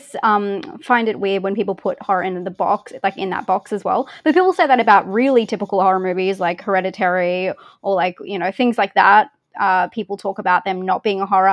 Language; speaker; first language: English; native; English